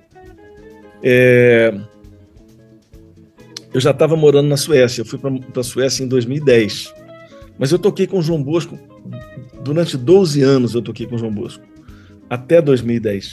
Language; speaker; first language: Portuguese; native; Portuguese